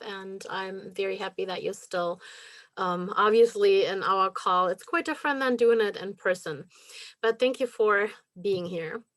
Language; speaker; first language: English; non-native, fluent; German